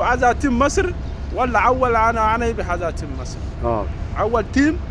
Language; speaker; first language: Arabic; non-native, learner; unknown